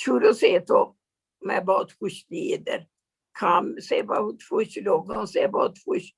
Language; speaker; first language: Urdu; non-native, learner; Swedish